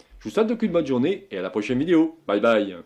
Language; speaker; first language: French; native; French